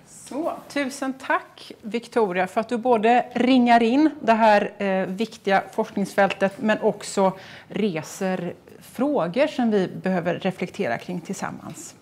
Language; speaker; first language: Swedish; native; Swedish